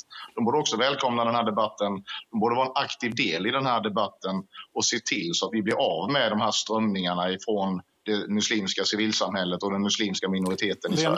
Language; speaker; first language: Swedish; native; Swedish